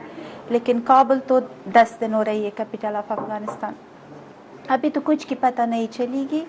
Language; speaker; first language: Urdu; non-native, fluent; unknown